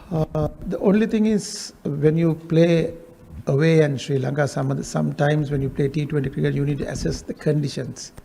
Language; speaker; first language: English; non-native, local second language; Sinhala